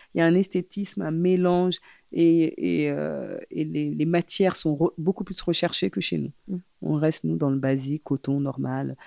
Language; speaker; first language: French; early bilingual, other home language; Fula